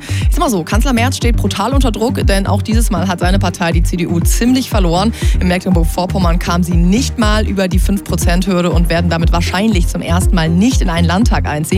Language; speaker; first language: German; native; German